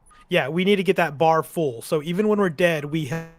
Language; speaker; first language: English; native; English